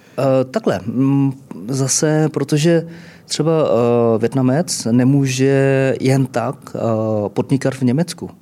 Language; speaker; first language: Czech; early bilingual, other home language; Vietnamese